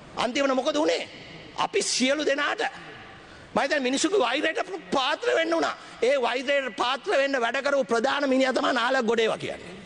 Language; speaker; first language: Sinhala; native; Sinhala